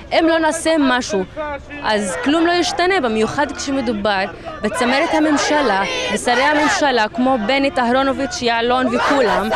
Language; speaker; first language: Hebrew; non-native, local second language; Arabic